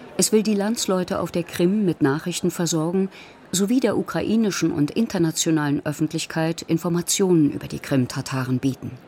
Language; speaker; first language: German; native; German